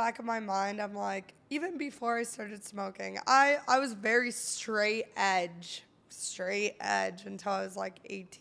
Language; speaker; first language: English; native; English